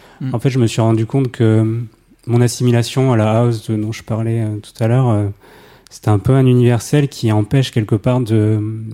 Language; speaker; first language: French; native; French